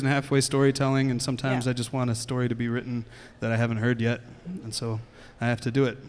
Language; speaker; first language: English; native; English